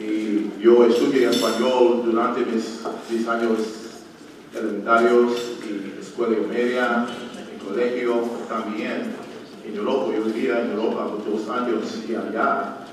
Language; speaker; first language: Spanish; non-native, learner; English